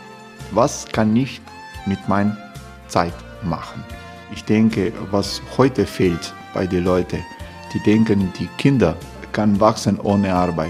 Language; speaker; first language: German; non-native, fluent; Croatian